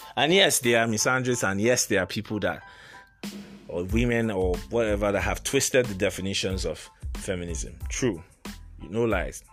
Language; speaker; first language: English; non-native, local second language; Igbo